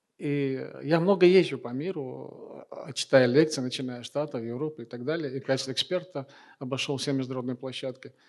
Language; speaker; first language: Russian; non-native, local second language; Chechen